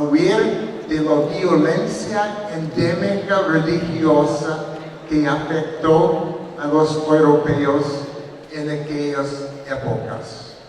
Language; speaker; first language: Spanish; non-native, learner; English